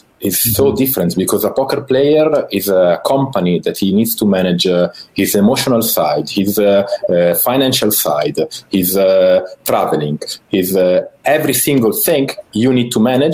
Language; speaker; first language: English; non-native, fluent; Italian